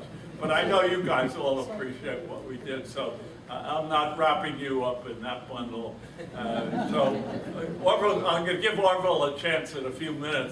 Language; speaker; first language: English; native; English